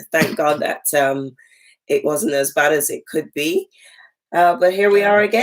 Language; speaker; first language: English; native; English